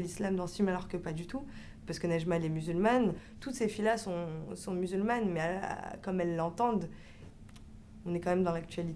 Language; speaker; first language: French; early bilingual, other home language; Arabic